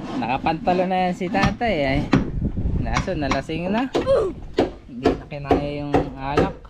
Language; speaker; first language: Filipino; native; Filipino